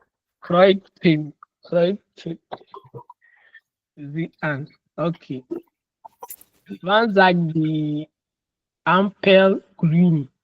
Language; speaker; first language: German; non-native, learner; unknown